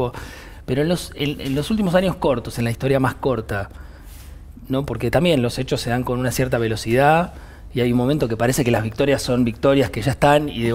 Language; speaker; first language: Spanish; native; Spanish